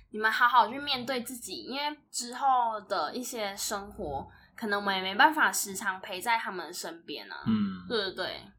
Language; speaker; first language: Chinese; native; Chinese